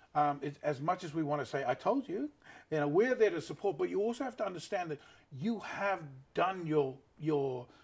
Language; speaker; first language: English; native; English